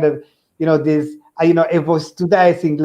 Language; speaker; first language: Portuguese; non-native, fluent; English